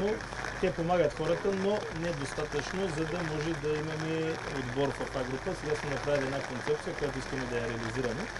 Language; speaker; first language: Bulgarian; native; Bulgarian